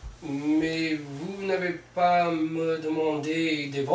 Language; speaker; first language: French; non-native, learner; English